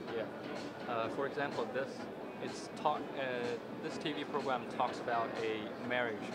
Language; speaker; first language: English; non-native, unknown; Chinese